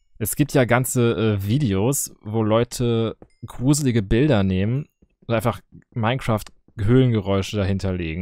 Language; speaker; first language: German; native; German